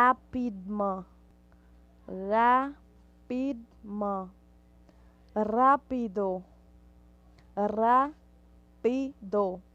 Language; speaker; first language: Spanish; non-native, fluent; Haitian Creole